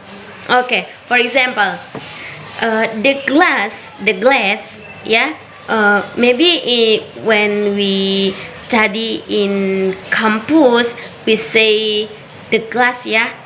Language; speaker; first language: English; non-native, learner; Indonesian